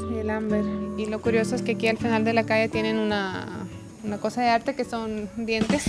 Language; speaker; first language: Spanish; non-native, fluent; Lithuanian